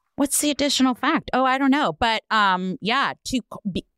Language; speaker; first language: English; native; English